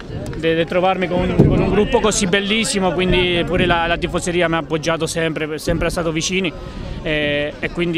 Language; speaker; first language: Italian; non-native, fluent; Spanish